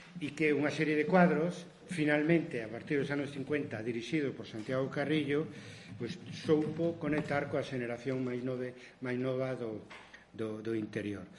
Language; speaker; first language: Galician; non-native, local second language; Spanish